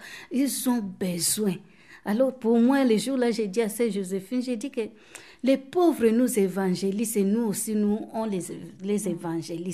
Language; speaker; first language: French; non-native, fluent; Tamil